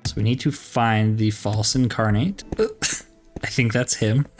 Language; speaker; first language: English; native; English